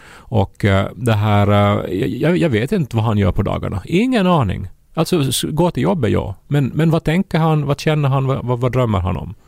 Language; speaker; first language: Swedish; native; Swedish